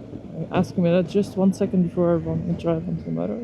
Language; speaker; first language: English; non-native, fluent; Dutch